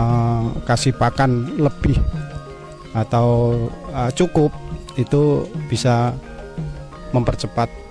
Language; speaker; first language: Indonesian; non-native, local second language; Javanese